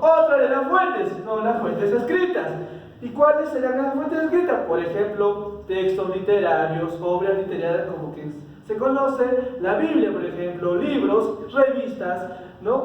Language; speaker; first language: Spanish; native; Spanish